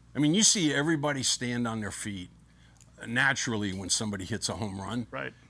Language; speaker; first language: English; native; English